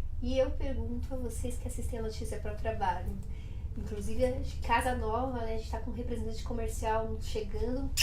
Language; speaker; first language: Portuguese; native; Portuguese